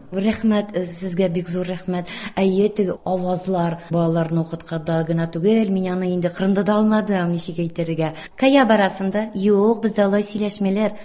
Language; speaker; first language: Tatar; non-native, local second language; Russian